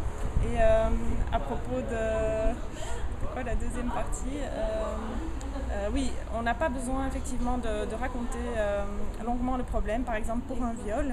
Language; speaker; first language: French; native; French